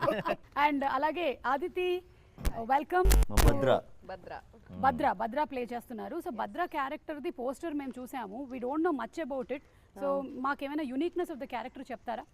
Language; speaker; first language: Telugu; native; Telugu